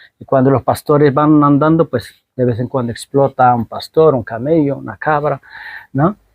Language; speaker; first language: Spanish; non-native, fluent; Arabic